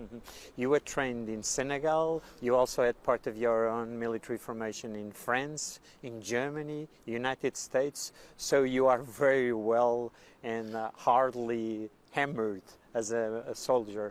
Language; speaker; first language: English; non-native, fluent; Portuguese